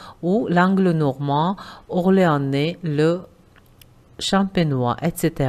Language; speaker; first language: French; non-native, fluent; Uzbek